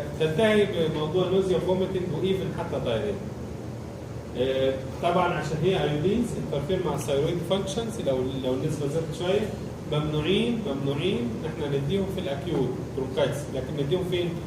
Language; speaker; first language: Arabic; native; Arabic